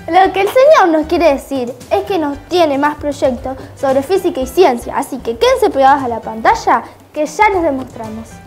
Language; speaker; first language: Spanish; native; Spanish